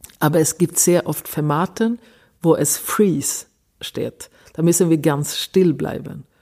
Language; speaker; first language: German; non-native, fluent; Swedish